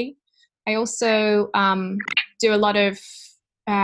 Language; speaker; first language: English; native; English